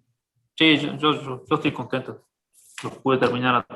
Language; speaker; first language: Spanish; native; Spanish